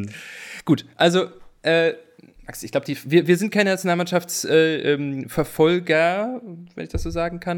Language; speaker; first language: German; native; German